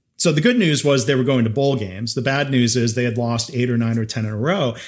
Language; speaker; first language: English; native; English